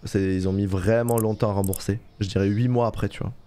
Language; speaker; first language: French; native; French